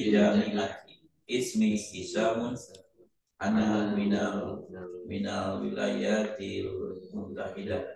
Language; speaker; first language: Arabic; non-native, learner; Indonesian